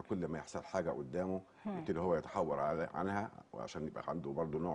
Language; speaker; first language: Arabic; native; Arabic